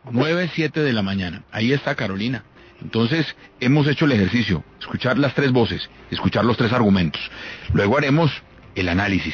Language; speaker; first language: Spanish; native; Spanish